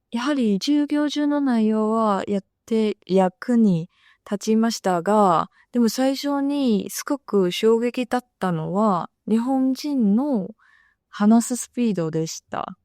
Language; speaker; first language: Japanese; non-native, fluent; Chinese